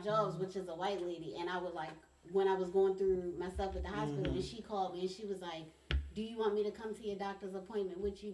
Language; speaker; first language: English; non-native, fluent; German